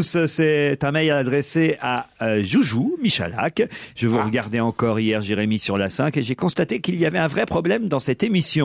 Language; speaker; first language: French; native; French